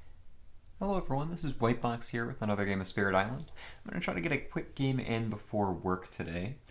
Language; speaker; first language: English; native; English